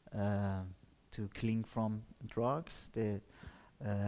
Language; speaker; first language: English; non-native, learner; Persian